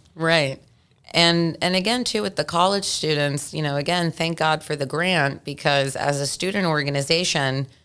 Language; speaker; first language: English; native; English